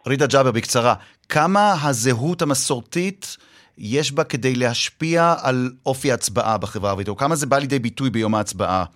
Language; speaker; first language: Hebrew; native; Hebrew